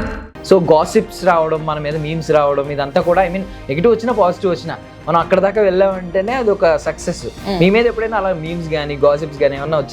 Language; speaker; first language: Telugu; native; Telugu